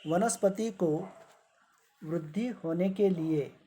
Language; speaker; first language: Hindi; non-native, local second language; Marathi